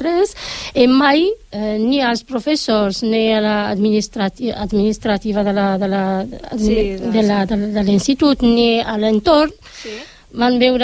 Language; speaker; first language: Catalan; non-native, fluent; Arabic